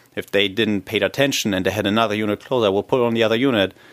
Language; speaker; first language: English; non-native, fluent; German